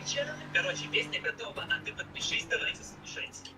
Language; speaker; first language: Russian; native; Russian